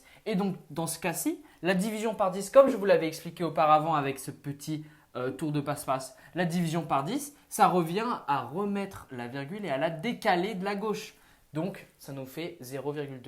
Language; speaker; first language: French; native; French